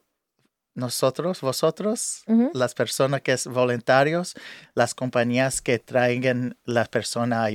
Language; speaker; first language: Spanish; early bilingual, heritage; English